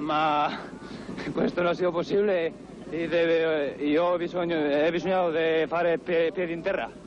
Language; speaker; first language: Italian; non-native, learner; Spanish